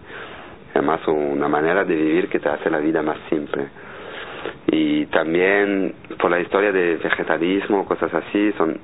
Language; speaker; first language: Spanish; non-native, fluent; French